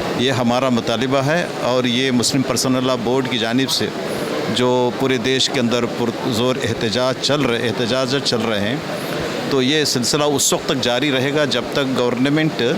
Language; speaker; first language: Urdu; native; Urdu